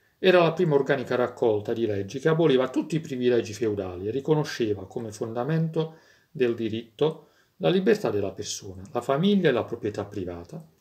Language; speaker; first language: Italian; native; Italian